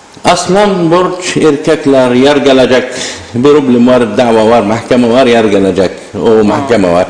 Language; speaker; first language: Turkish; non-native, learner; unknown